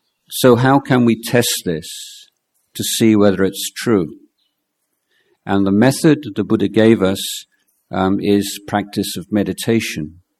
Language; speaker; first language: English; native; English